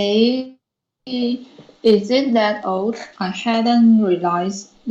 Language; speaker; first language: English; non-native, learner; Chinese